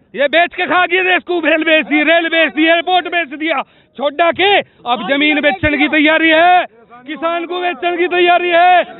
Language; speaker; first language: Hindi; native; Hindi